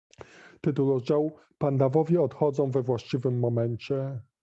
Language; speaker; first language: Polish; native; Polish